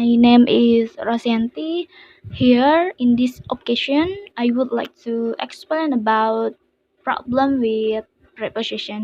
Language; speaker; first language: English; non-native, fluent; Indonesian